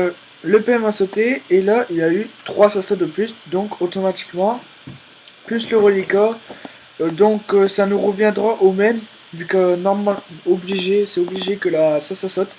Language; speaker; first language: French; native; French